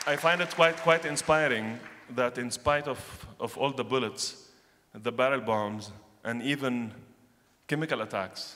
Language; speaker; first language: English; non-native, fluent; Arabic